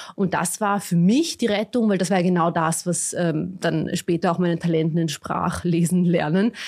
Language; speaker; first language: German; early bilingual, other home language; Bosnian